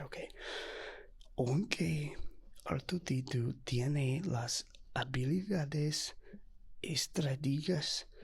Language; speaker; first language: Spanish; non-native, learner; English